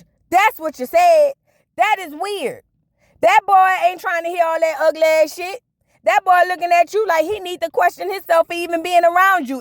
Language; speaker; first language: English; native; English